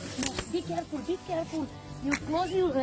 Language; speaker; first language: English; non-native, learner; Bangla